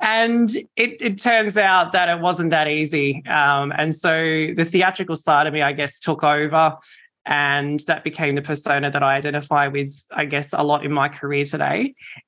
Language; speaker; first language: English; native; English